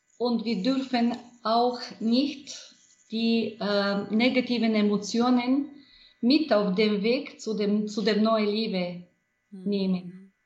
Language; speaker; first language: German; non-native, fluent; Bulgarian